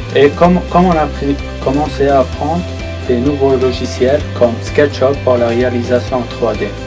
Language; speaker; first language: French; non-native, local second language; Arabic